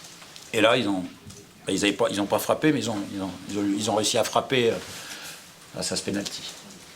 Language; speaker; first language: French; native; French